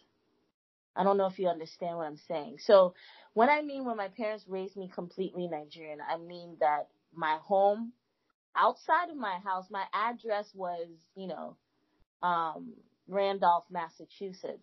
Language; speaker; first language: English; native; English